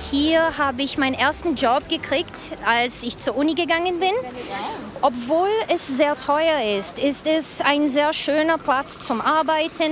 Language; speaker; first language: German; non-native, fluent; Portuguese